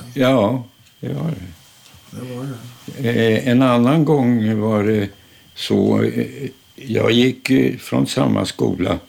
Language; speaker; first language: Swedish; early bilingual, other home language; German